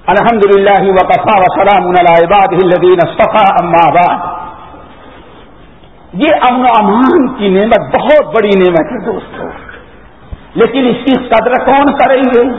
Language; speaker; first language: Urdu; native; Urdu